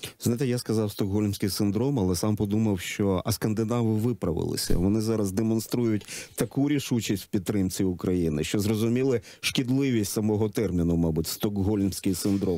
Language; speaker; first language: Ukrainian; native; Ukrainian